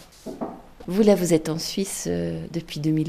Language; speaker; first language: French; native; French